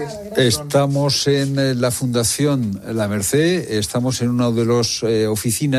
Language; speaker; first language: Spanish; native; Spanish